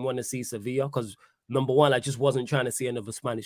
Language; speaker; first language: English; native; English